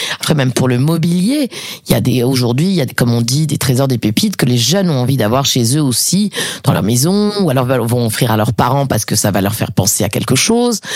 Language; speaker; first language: French; native; French